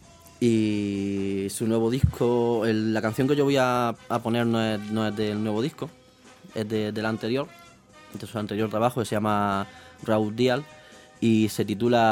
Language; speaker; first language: Spanish; native; Spanish